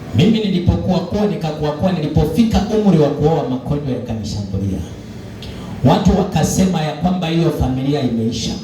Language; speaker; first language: Swahili; non-native, local second language; Luyia